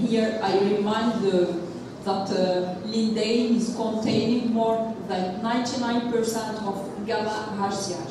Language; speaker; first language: English; non-native, local second language; Arabic